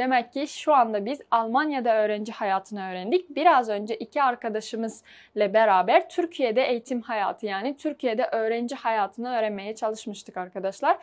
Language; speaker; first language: Turkish; non-native, fluent; Uzbek